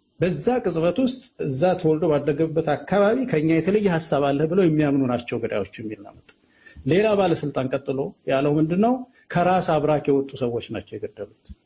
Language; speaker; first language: Amharic; native; Amharic